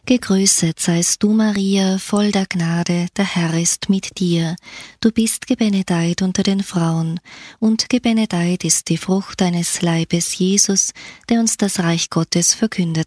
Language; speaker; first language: German; native; German